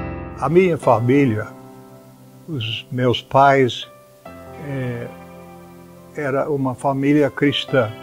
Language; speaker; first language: Portuguese; non-native, fluent; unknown